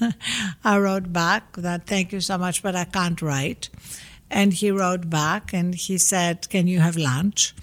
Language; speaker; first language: English; non-native, fluent; Greek